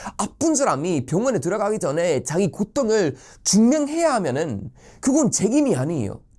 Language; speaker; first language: Korean; non-native, fluent; Swedish